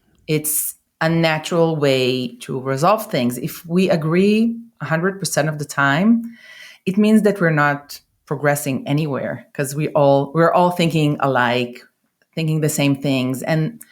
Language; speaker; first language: English; non-native, fluent; Hebrew